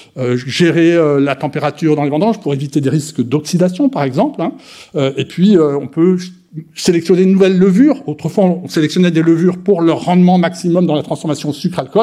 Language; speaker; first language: French; native; French